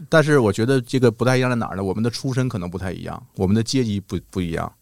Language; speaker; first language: Chinese; native; Chinese